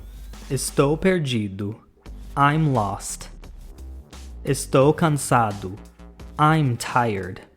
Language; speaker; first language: Portuguese; non-native, fluent; English